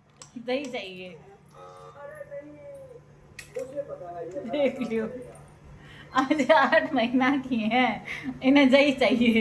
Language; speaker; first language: Hindi; native; Hindi